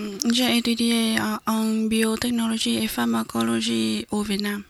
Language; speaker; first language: French; non-native, learner; Vietnamese